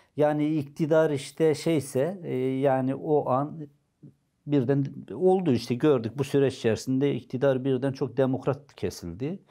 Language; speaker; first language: Turkish; non-native, local second language; Zaza